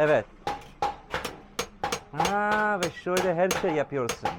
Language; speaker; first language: Turkish; non-native, learner; English